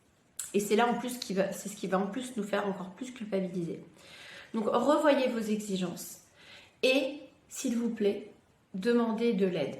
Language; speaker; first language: French; native; French